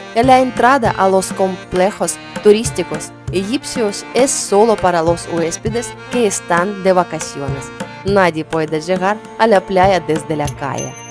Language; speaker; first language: Spanish; non-native, learner; Ukrainian